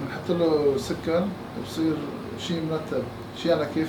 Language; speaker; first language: Arabic; native; Arabic